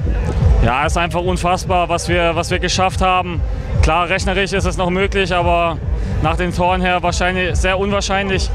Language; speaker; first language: German; native; German